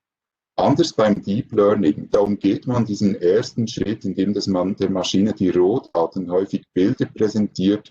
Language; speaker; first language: German; native; German